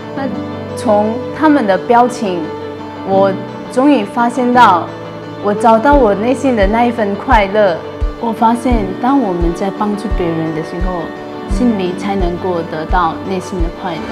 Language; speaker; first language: Chinese; non-native, fluent; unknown